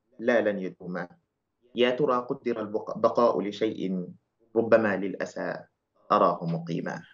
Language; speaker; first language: Arabic; non-native, fluent; Wolof